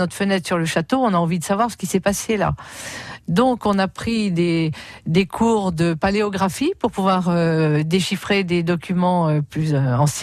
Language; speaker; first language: French; native; French